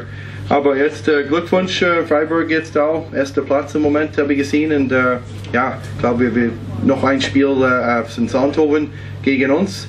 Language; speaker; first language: German; non-native, fluent; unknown